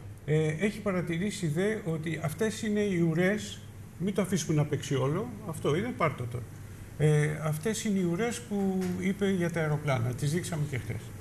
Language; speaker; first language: Greek; native; Greek